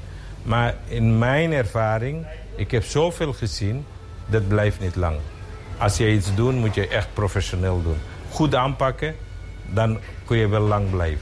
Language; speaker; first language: Dutch; non-native, fluent; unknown